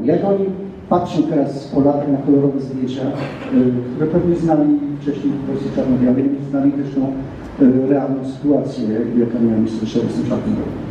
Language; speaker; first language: Polish; native; Polish